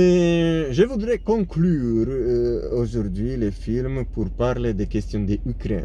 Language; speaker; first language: French; non-native, fluent; Polish